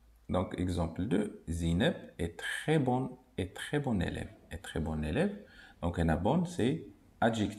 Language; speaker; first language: French; non-native, local second language; Arabic